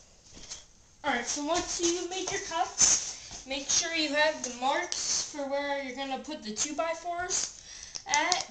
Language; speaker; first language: English; native; English